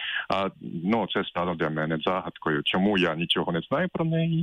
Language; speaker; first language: Ukrainian; non-native, fluent; Japanese